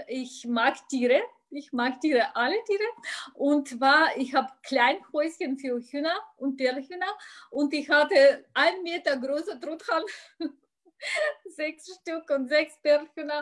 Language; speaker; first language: German; non-native, learner; Russian